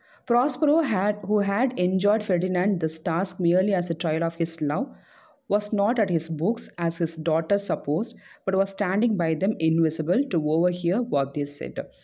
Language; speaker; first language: English; non-native, local second language; Tamil